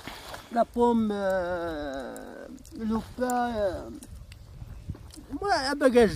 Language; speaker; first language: French; non-native, learner; Central Atlas Tamazight